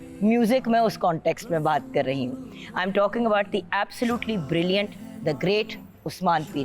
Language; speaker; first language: Urdu; native; Urdu